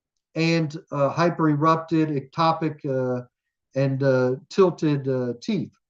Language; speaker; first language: English; native; English